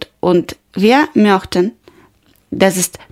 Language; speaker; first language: German; non-native, learner; Ukrainian